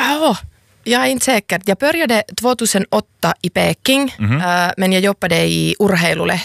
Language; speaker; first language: Swedish; non-native, local second language; Finnish